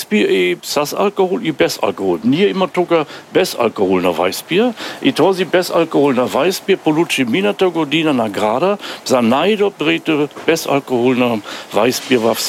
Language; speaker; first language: Bulgarian; non-native, learner; German